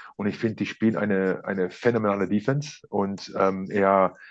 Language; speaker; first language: German; native; German